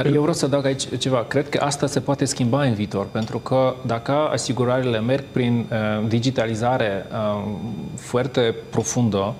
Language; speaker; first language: Romanian; non-native, fluent; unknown